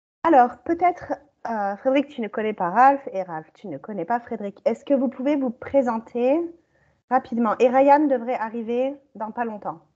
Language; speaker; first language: French; native; French